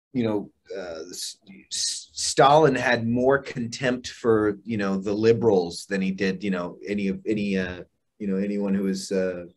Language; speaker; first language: English; native; English